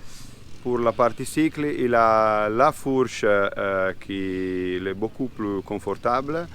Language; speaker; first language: French; non-native, learner; Italian